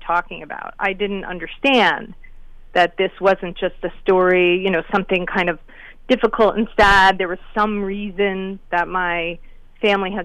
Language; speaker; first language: English; native; English